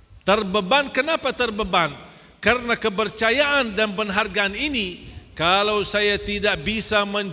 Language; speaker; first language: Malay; non-native, fluent; Arabic